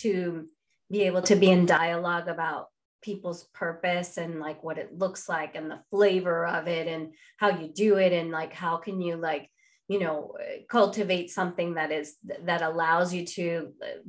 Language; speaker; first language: English; non-native, fluent; Spanish